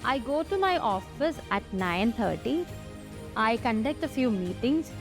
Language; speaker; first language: English; non-native, local second language; Malayalam